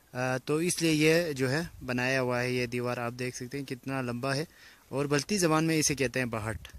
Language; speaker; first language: Urdu; non-native, local second language; Balti